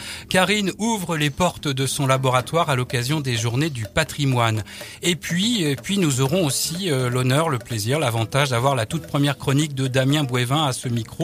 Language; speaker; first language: French; native; French